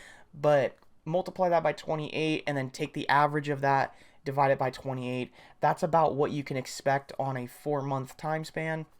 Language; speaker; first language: English; native; English